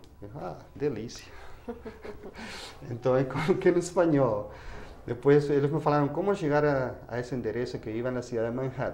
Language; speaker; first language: Portuguese; non-native, fluent; Spanish